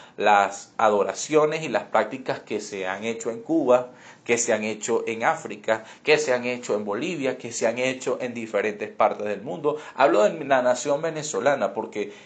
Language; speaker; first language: Spanish; native; Spanish